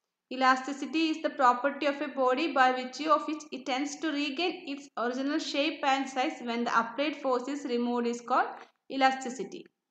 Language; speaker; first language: English; non-native, local second language; Malayalam